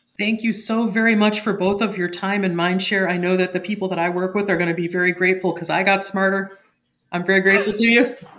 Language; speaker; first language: English; native; English